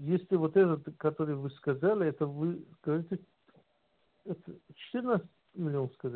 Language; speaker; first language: Russian; non-native, learner; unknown